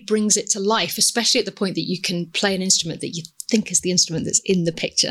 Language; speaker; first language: English; native; English